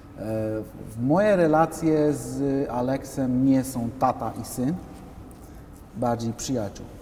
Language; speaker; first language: Polish; non-native, fluent; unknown